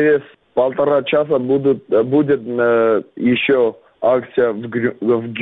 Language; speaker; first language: Russian; non-native, fluent; Armenian